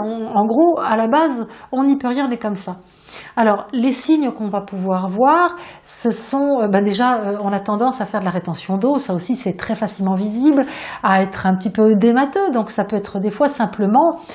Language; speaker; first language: French; native; French